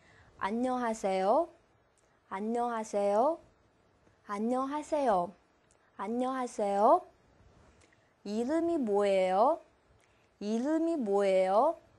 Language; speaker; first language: Korean; non-native, fluent; Chinese